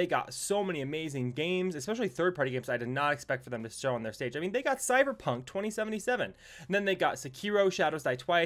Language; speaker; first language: English; native; English